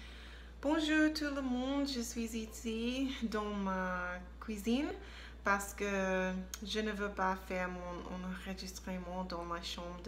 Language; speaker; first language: French; non-native, learner; English